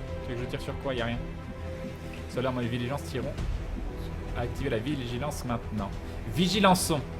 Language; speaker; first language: French; native; French